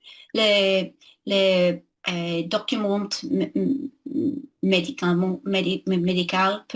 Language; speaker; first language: French; non-native, learner; English